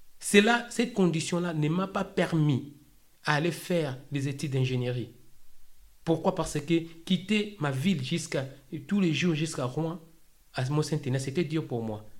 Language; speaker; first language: French; non-native, local second language; Lingala